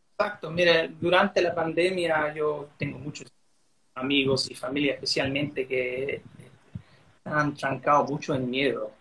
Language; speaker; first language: Spanish; early bilingual, heritage; Spanish